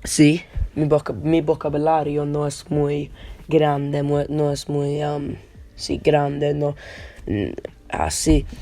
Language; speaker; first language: Spanish; non-native, learner; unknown